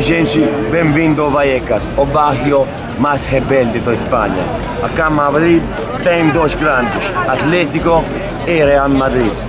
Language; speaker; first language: Portuguese; non-native, fluent; Spanish